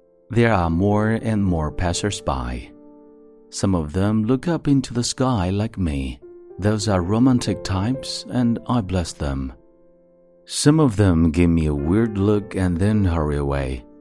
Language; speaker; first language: English; non-native, fluent; Chinese